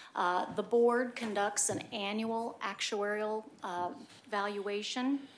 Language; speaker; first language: English; native; English